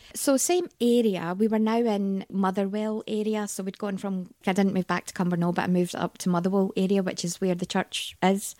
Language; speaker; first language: English; native; English